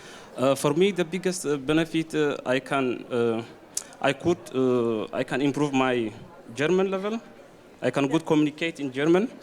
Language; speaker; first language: English; non-native, learner; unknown